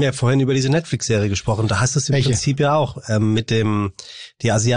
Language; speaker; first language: German; native; German